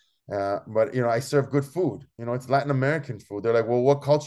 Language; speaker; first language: English; early bilingual, other home language; Spanish